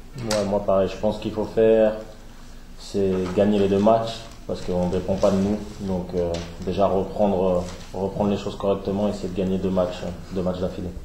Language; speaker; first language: French; native; French